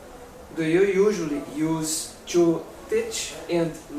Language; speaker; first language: English; non-native, learner; Portuguese